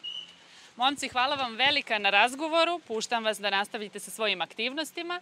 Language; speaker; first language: Serbian; native; Serbian